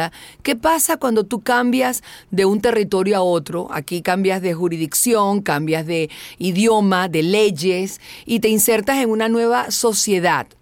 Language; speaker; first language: Spanish; native; Spanish